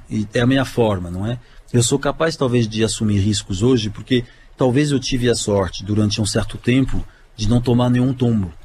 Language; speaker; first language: Portuguese; non-native, fluent; French